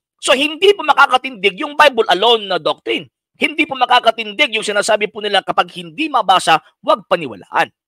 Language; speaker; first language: Filipino; non-native, local second language; Cebuano